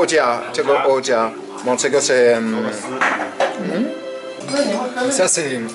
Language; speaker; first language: Chinese; non-native, learner; French